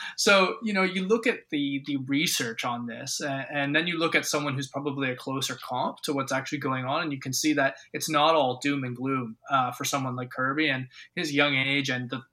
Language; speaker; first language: English; native; English